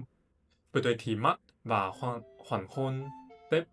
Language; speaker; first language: Vietnamese; non-native, fluent; Chinese